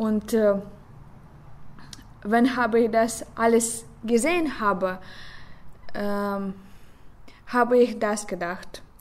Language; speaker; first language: German; non-native, learner; Russian